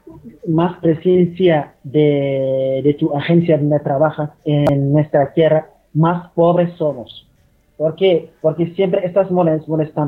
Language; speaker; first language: Spanish; non-native, fluent; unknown